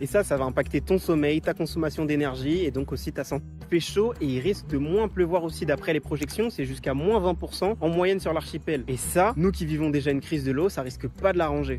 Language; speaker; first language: French; native; French